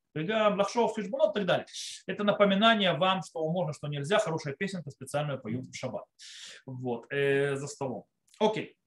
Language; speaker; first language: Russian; early bilingual, heritage; Russian